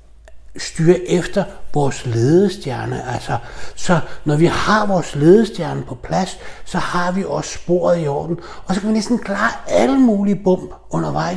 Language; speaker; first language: Danish; native; Danish